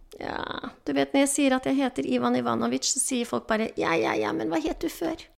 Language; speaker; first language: Norwegian; native; Norwegian